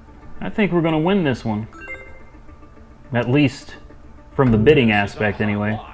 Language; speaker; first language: English; native; English